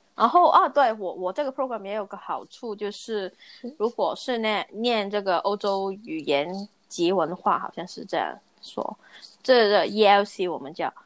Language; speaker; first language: Chinese; non-native, local second language; Cantonese